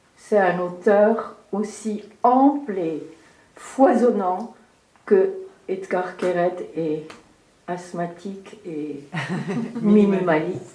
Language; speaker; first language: French; early bilingual, heritage; French